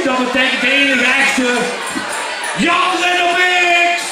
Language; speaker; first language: Dutch; native; Dutch